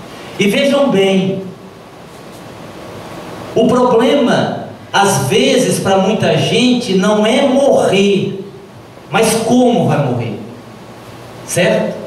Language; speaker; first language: Portuguese; native; Portuguese